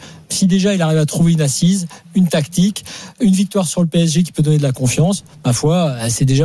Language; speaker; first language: French; native; French